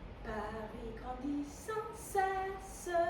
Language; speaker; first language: French; non-native, fluent; Spanish